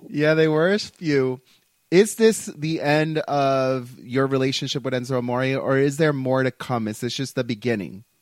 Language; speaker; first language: English; native; English